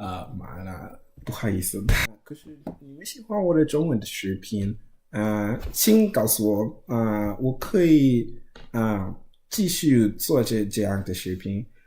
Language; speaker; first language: Chinese; non-native, learner; English